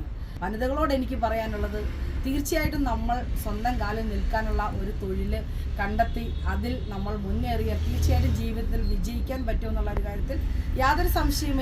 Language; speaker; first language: Malayalam; native; Malayalam